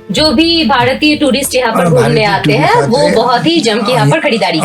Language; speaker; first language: Hindi; native; Hindi